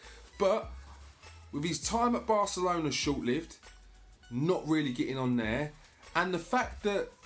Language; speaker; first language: English; native; English